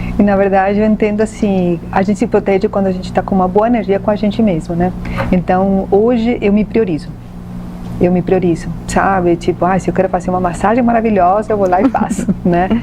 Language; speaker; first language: Portuguese; non-native, fluent; Spanish